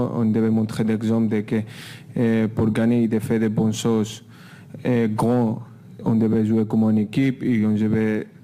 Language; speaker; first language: French; non-native, fluent; Spanish